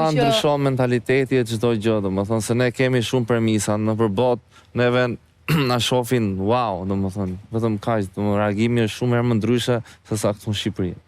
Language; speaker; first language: Albanian; native; Albanian